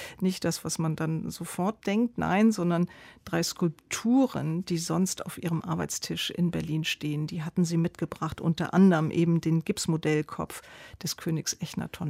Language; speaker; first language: German; native; German